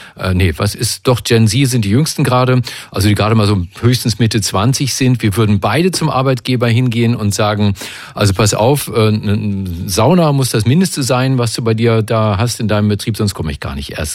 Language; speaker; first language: German; native; German